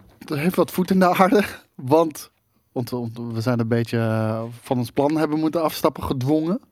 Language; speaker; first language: Dutch; native; Dutch